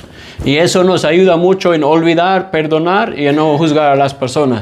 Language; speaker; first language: Spanish; non-native, fluent; English